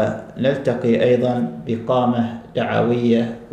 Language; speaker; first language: Arabic; native; Arabic